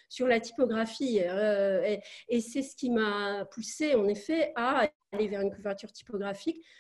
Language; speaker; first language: French; native; French